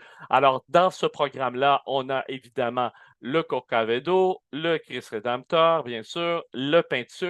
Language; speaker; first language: French; native; French